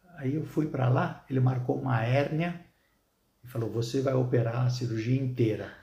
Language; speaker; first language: Portuguese; early bilingual, other home language; Arabic